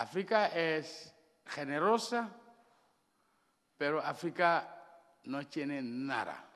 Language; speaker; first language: Spanish; non-native, learner; Wolof